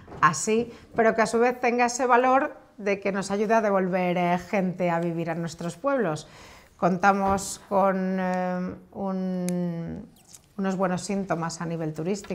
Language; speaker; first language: Spanish; native; Spanish